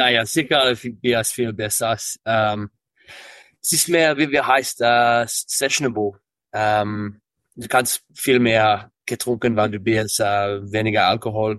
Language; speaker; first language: German; early bilingual, heritage; English